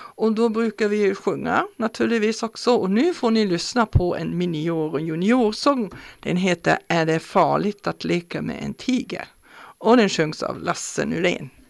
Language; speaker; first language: Swedish; non-native, fluent; German